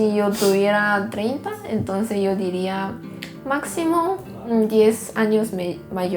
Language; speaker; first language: Spanish; non-native, learner; Korean